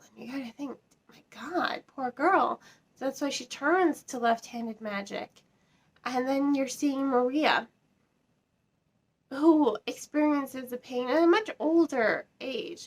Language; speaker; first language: English; native; English